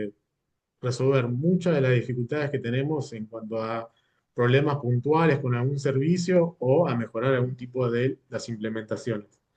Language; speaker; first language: Spanish; native; Spanish